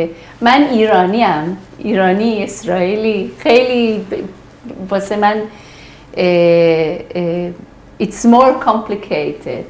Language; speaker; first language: Persian; early bilingual, heritage; Persian